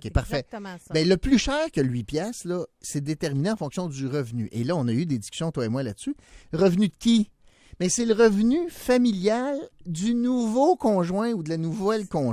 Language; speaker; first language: French; native; French